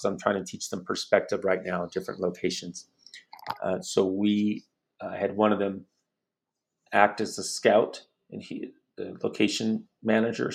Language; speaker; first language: English; native; English